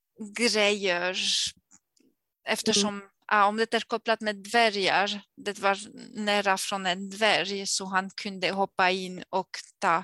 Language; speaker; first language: Swedish; non-native, fluent; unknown